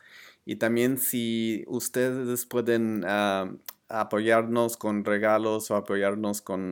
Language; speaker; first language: Spanish; early bilingual, other home language; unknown